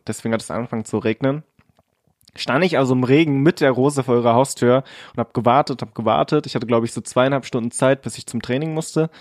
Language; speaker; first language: German; early bilingual, other home language; Vietnamese